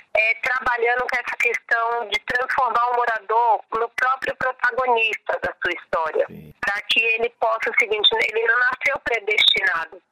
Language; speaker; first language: Portuguese; native; Portuguese